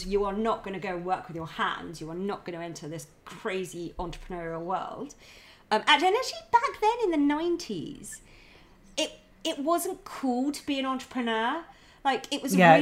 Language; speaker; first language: English; native; English